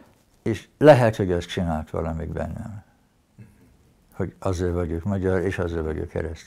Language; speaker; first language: Hungarian; early bilingual, heritage; Hungarian